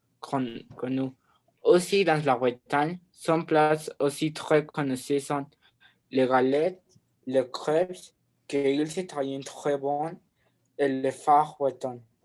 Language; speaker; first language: French; non-native, learner; Spanish